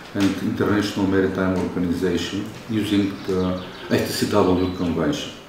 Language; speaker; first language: English; non-native, fluent; Bulgarian